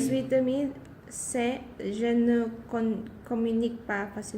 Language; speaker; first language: French; non-native, learner; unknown